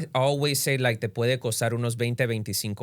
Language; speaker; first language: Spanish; early bilingual, other home language; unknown